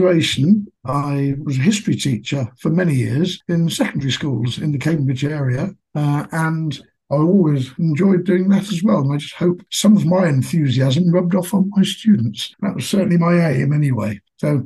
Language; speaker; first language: English; native; English